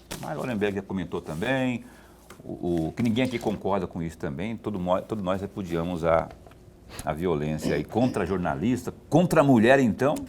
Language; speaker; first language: Portuguese; native; Portuguese